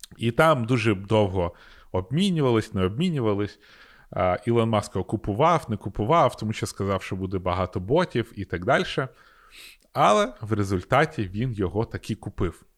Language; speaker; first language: Ukrainian; non-native, local second language; Russian